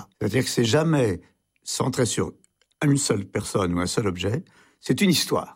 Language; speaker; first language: French; native; French